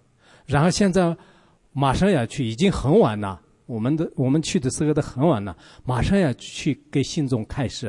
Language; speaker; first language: Chinese; non-native, local second language; Tibetan